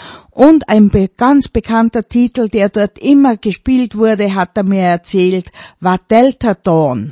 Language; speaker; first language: German; native; German